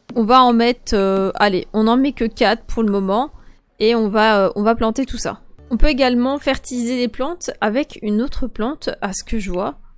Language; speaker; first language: French; native; French